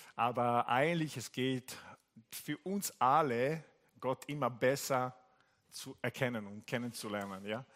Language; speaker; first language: German; non-native, fluent; Italian